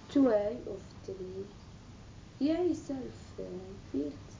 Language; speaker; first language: Dutch; non-native, learner; Arabic